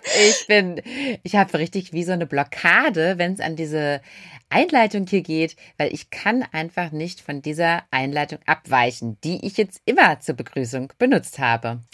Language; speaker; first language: German; native; German